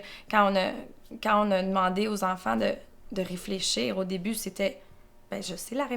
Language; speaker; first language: French; native; French